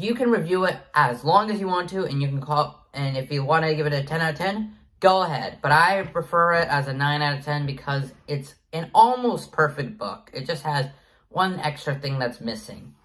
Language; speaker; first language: English; native; English